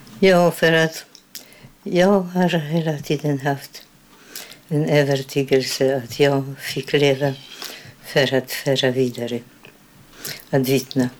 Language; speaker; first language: Swedish; non-native, fluent; Polish